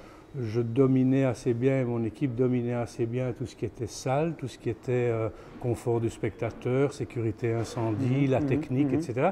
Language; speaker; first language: French; native; French